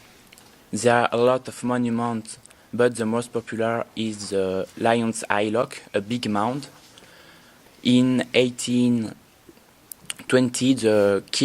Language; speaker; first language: English; non-native, learner; French